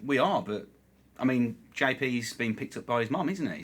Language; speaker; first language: English; native; English